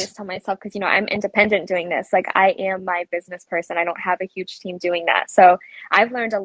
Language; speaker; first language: English; native; English